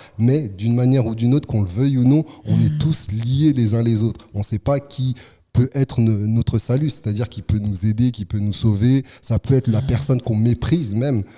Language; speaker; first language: French; early bilingual, other home language; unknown